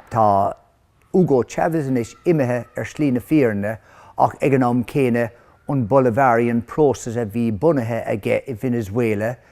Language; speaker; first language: Irish; native; Irish